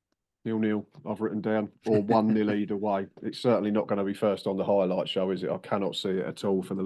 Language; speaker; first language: English; native; English